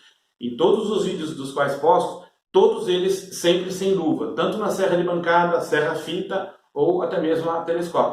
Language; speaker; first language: Portuguese; native; Portuguese